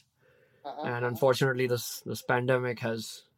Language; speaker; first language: English; non-native, local second language; Hindi